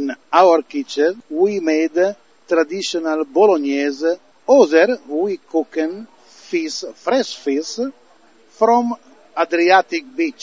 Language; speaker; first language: English; non-native, learner; Italian